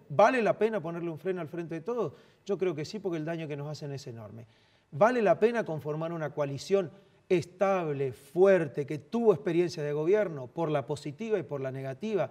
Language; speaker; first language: Spanish; native; Spanish